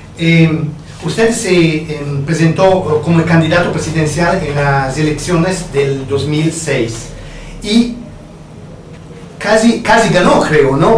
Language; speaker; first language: Spanish; non-native, fluent; Italian